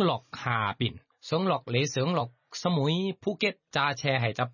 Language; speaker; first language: Cantonese; non-native, learner; Thai